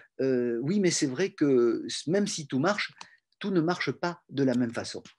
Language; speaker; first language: French; native; French